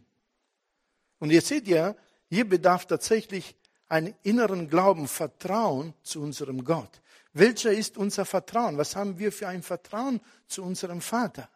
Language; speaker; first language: German; non-native, fluent; Italian